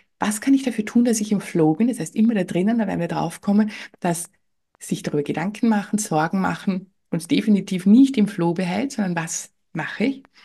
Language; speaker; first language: German; native; German